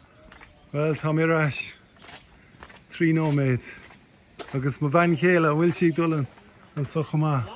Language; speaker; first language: Irish; non-native, learner; English